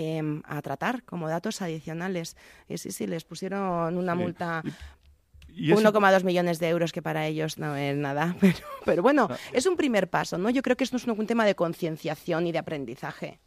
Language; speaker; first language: Spanish; native; Spanish